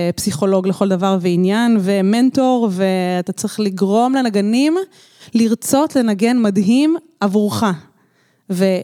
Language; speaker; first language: Hebrew; native; Hebrew